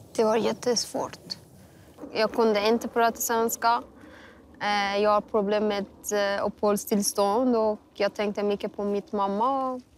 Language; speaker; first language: Swedish; non-native, learner; Persian